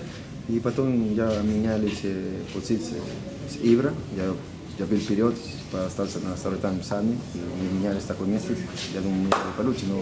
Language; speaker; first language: Russian; non-native, learner; Spanish